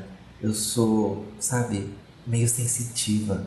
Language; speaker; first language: Portuguese; native; Portuguese